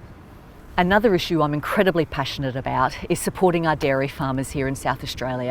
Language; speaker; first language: English; native; English